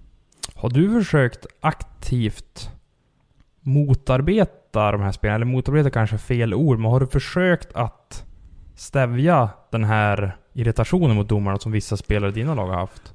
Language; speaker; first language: Swedish; native; Swedish